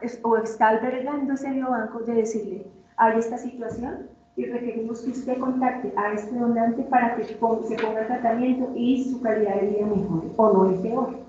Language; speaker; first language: Spanish; native; Spanish